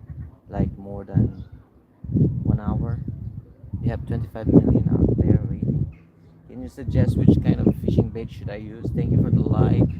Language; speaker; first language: English; non-native, learner; Azerbaijani